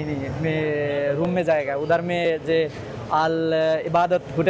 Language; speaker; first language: Hindi; non-native, learner; Bangla